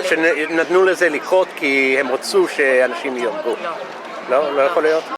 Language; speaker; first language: Hebrew; non-native, fluent; English